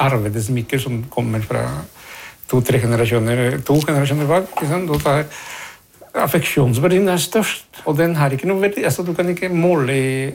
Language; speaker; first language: Norwegian; non-native, fluent; Spanish